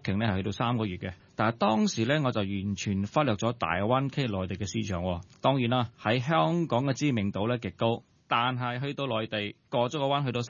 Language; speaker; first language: Cantonese; early bilingual, heritage; Cantonese